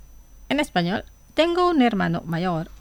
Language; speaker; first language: Spanish; non-native, fluent; Indonesian